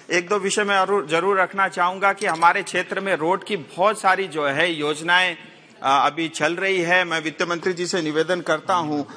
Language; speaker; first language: Hindi; non-native, local second language; Nepali